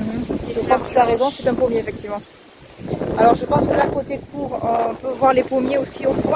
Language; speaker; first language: French; native; French